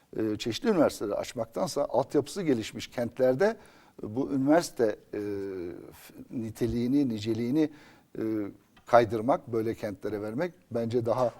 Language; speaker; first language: Turkish; native; Turkish